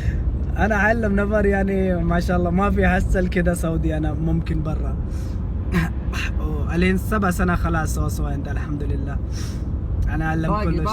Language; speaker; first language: Arabic; non-native, learner; Hindi